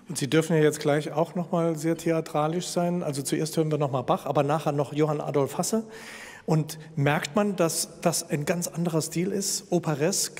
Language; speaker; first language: German; native; German